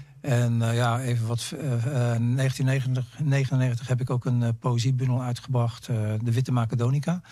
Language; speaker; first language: Dutch; native; Dutch